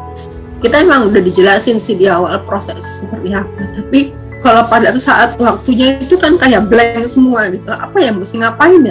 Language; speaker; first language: Indonesian; native; Indonesian